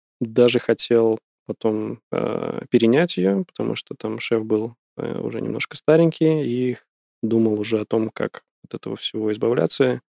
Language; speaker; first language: Russian; early bilingual, heritage; Russian